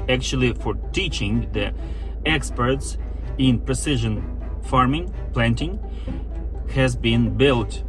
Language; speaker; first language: English; non-native, fluent; Ukrainian